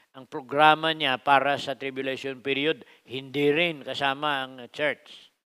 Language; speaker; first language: Filipino; non-native, local second language; Cebuano